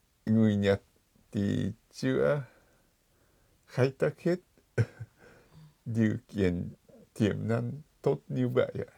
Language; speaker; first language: Vietnamese; non-native, fluent; Japanese